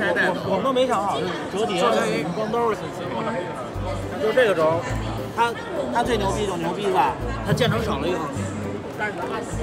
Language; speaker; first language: Chinese; native; Chinese